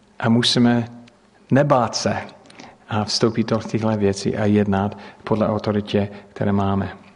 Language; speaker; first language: Czech; non-native, fluent; English